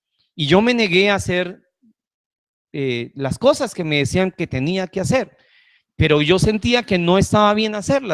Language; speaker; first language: Spanish; native; Spanish